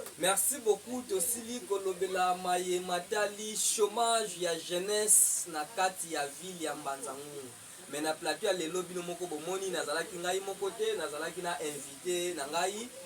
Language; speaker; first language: Lingala; non-native, local second language; Kongo